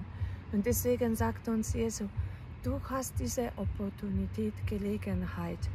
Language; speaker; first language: German; non-native, fluent; Polish